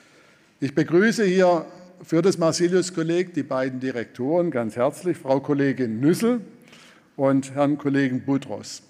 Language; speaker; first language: German; native; German